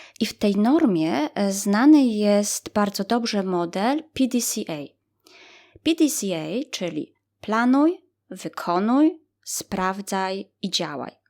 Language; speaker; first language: Polish; native; Polish